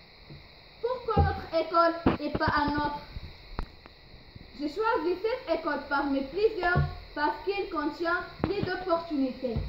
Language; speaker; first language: French; non-native, local second language; Arabic